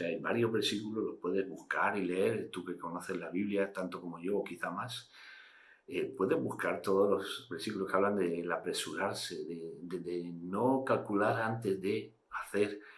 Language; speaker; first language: Spanish; native; Spanish